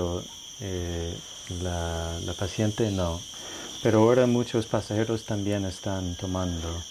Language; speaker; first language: Spanish; non-native, fluent; English